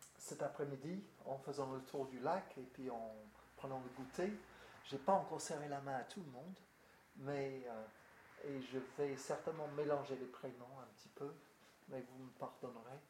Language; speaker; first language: French; non-native, fluent; English